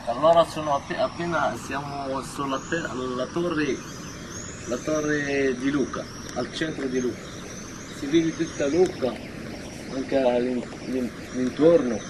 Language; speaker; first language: Italian; non-native, learner; Arabic